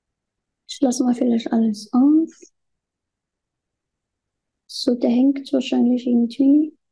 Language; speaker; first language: German; non-native, fluent; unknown